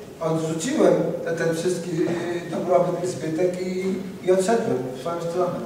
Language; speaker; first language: Polish; native; Polish